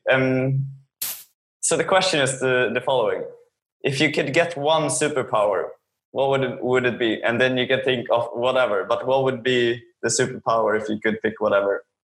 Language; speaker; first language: English; non-native, fluent; Swedish